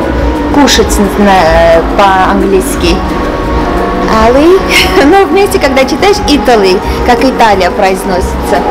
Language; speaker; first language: Russian; non-native, local second language; Armenian